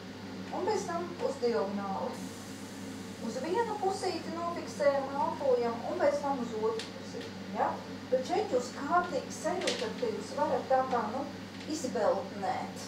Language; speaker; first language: Latvian; native; Latvian